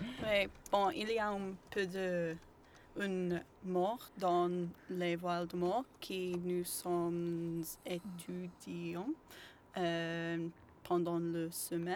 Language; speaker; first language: French; non-native, learner; English